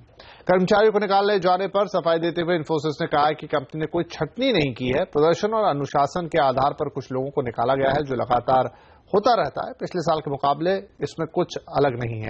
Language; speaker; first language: Hindi; native; Hindi